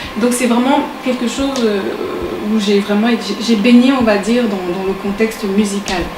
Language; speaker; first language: French; native; French